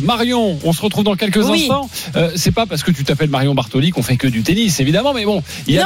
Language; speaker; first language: French; native; French